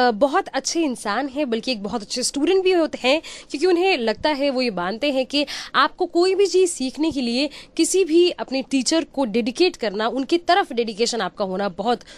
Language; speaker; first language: Hindi; native; Hindi